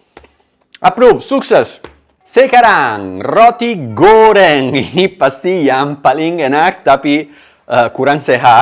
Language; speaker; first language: Indonesian; non-native, learner; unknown